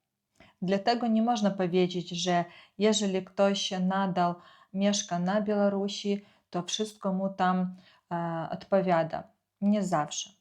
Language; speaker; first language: Polish; non-native, fluent; Ukrainian